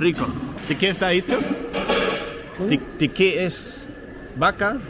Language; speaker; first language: Spanish; non-native, learner; Danish